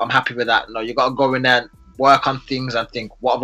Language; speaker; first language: English; native; English